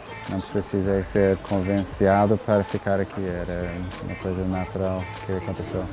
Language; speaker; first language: Portuguese; non-native, fluent; English